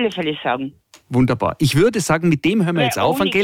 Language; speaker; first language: German; native; German